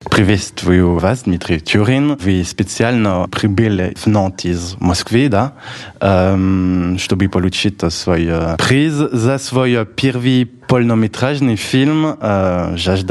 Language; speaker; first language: Russian; non-native, fluent; French